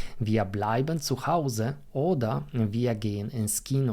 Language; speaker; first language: German; non-native, fluent; Polish